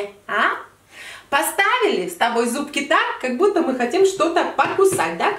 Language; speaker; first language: Russian; native; Russian